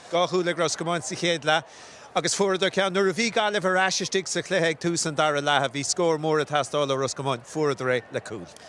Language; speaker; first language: Irish; native; Irish